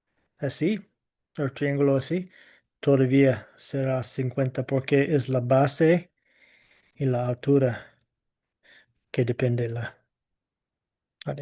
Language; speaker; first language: Spanish; non-native, fluent; English